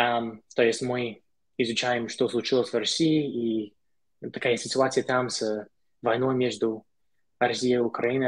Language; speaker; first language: Russian; non-native, learner; English